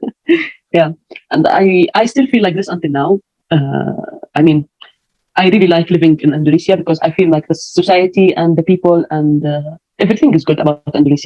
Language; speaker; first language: English; non-native, fluent; Arabic